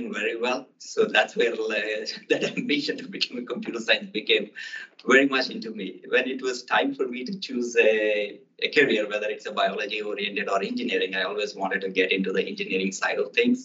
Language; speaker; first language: English; non-native, local second language; Telugu